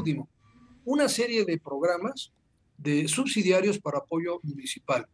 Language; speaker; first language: Spanish; native; Spanish